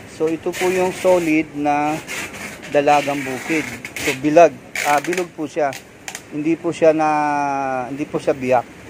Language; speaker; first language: Filipino; native; Filipino